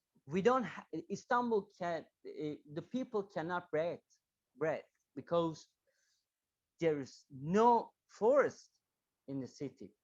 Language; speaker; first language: English; non-native, learner; Turkish